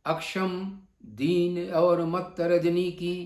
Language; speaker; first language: Hindi; non-native, local second language; Bangla